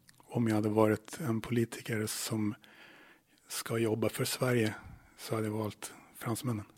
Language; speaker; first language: Swedish; native; Swedish